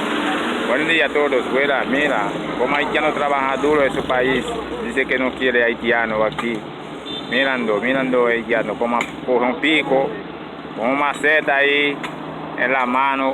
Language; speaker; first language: Spanish; non-native, local second language; Haitian Creole